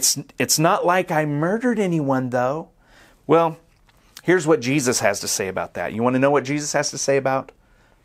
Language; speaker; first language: English; native; English